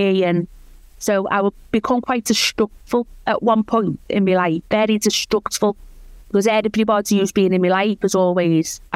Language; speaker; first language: English; native; English